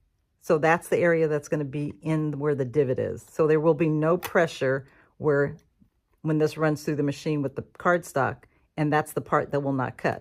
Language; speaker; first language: English; native; English